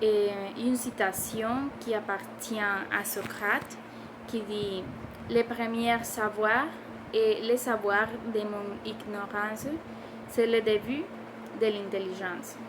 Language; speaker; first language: French; non-native, learner; Spanish